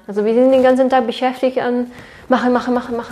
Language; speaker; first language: German; non-native, fluent; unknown